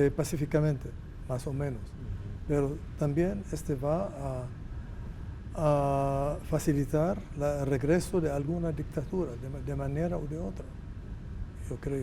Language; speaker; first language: Spanish; non-native, fluent; Arabic